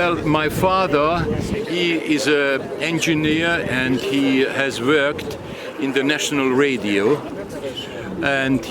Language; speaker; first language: English; non-native, fluent; Hungarian